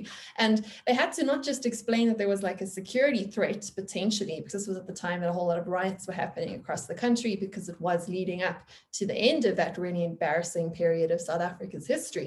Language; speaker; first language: English; native; English